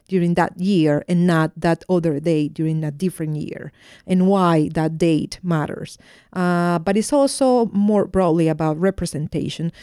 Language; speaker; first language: English; non-native, fluent; Spanish